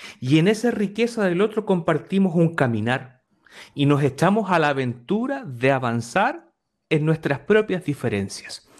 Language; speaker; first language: Spanish; native; Spanish